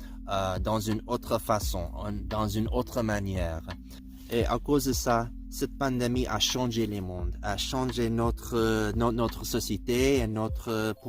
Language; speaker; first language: French; non-native, learner; English